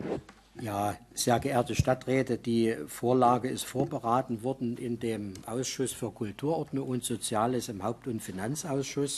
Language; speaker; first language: German; native; German